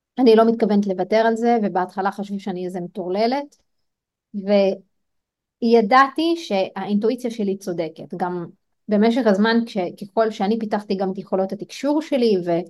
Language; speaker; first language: Hebrew; non-native, local second language; Arabic